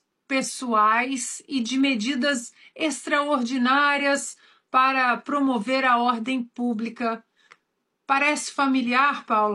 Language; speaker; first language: Portuguese; native; Portuguese